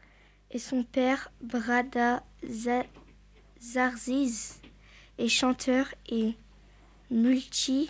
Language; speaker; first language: French; native; French